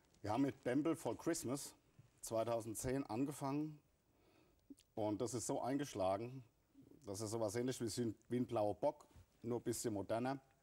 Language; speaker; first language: German; native; German